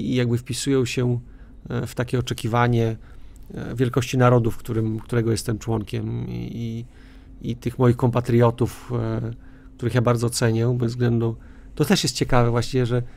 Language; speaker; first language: Polish; native; Polish